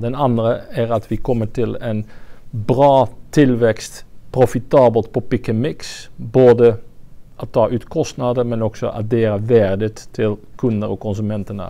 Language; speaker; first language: Swedish; non-native, fluent; French